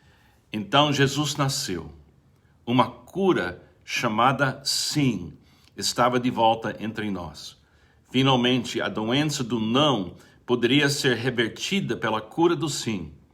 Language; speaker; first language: Portuguese; non-native, fluent; English